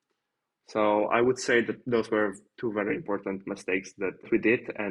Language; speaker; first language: English; non-native, fluent; Polish